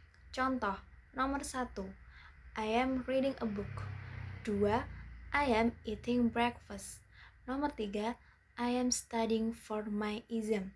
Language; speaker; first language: English; non-native, learner; Indonesian